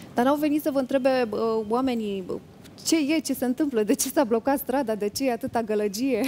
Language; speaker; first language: Romanian; native; Romanian